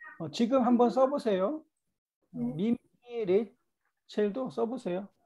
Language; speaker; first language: Korean; native; Korean